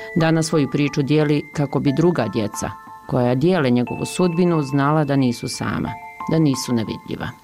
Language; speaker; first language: Serbian; native; Serbian